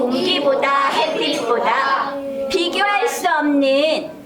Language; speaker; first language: Korean; native; Korean